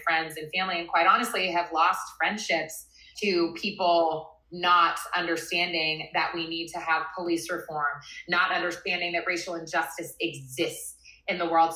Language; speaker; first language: English; native; English